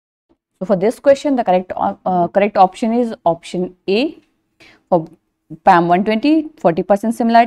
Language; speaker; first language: English; non-native, local second language; Hindi